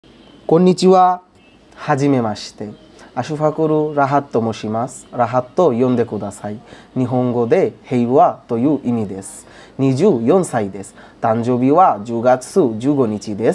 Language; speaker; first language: Japanese; non-native, learner; Bangla